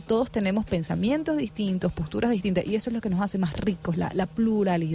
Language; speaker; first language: Spanish; native; Spanish